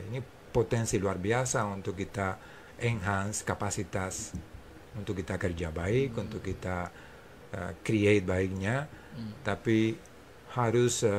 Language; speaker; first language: Indonesian; non-native, fluent; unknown